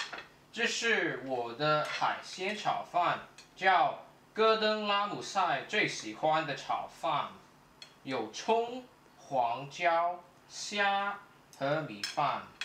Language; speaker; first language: Chinese; non-native, learner; English